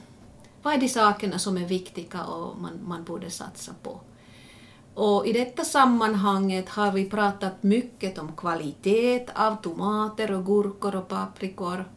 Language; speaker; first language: Swedish; non-native, local second language; Finnish